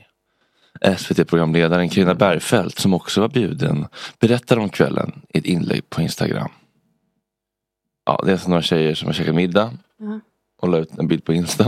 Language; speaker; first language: Swedish; native; Swedish